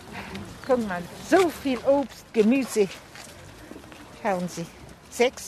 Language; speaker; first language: German; non-native, fluent; Polish